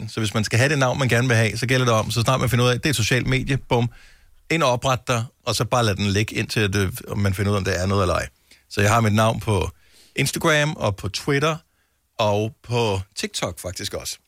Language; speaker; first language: Danish; native; Danish